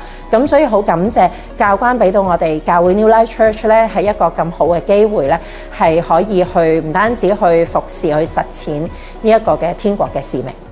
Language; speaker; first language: Cantonese; native; Cantonese